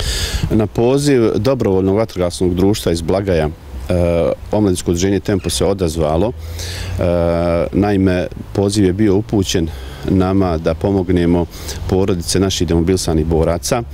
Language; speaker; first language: Croatian; native; Croatian